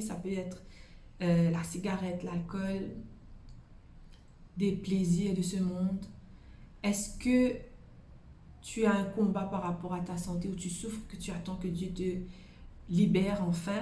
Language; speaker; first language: French; native; French